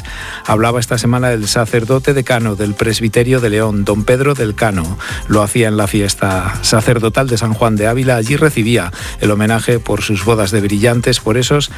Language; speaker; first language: Spanish; native; Spanish